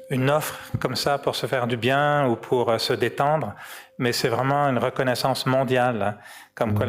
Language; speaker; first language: French; native; French